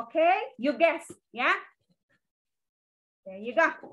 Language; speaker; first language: English; non-native, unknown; Indonesian